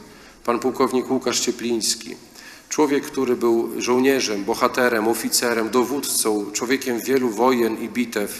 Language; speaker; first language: Polish; native; Polish